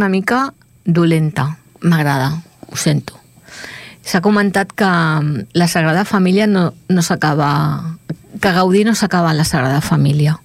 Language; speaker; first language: Catalan; native; Catalan